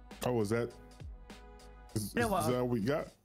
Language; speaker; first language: English; native; English